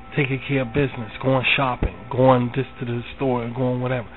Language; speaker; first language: English; native; English